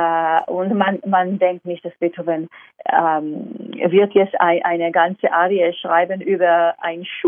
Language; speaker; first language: German; non-native, fluent; Hebrew